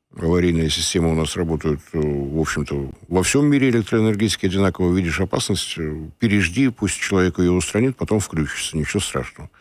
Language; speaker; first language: Russian; native; Russian